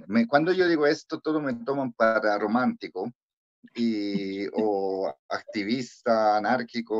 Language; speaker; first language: Spanish; non-native, fluent; Italian